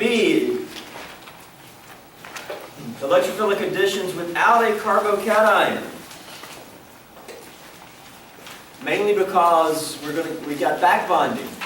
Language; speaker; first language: English; native; English